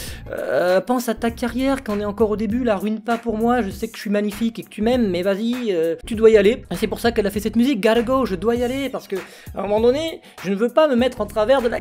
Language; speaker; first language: French; native; French